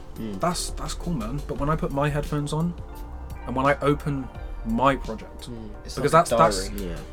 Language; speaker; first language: English; native; English